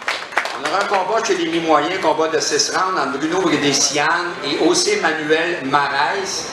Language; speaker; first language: French; native; French